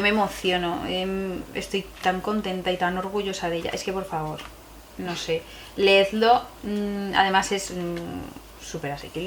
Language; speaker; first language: Spanish; native; Spanish